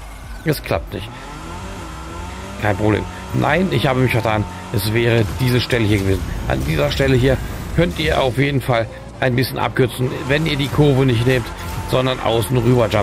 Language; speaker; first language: German; native; German